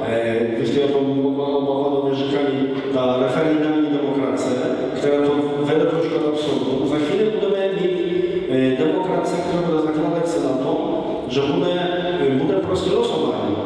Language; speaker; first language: Czech; non-native, fluent; Polish